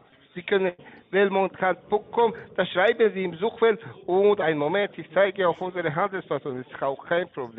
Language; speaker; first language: German; non-native, learner; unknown